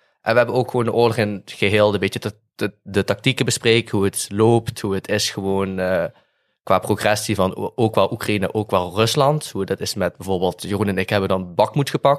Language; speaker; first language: Dutch; native; Dutch